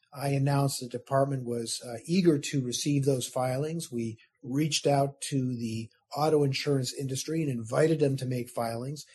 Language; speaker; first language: English; native; English